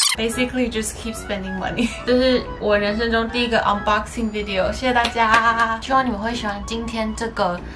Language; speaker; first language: Chinese; native; Chinese